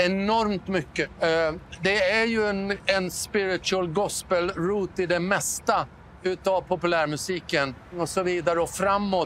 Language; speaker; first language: Swedish; native; Swedish